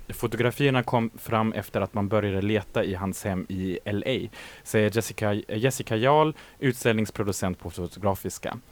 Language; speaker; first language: Swedish; native; Swedish